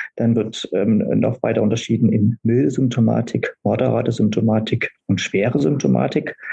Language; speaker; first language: German; native; German